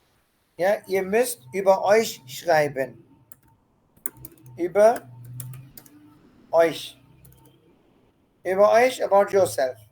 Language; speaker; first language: German; non-native, fluent; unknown